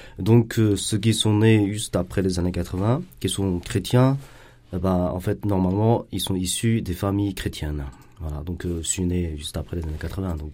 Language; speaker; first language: French; non-native, fluent; Chinese